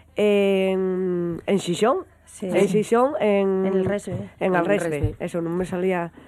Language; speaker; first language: Spanish; native; Spanish